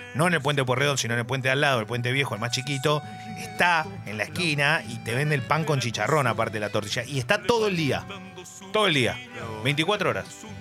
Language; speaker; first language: Spanish; native; Spanish